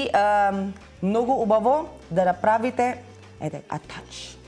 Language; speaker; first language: Macedonian; non-native, learner; Filipino